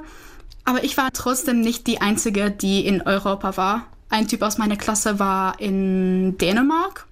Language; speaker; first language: German; non-native, fluent; Czech